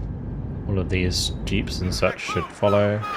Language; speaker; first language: English; native; English